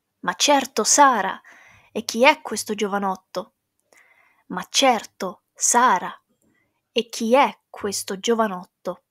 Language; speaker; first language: Italian; non-native, fluent; English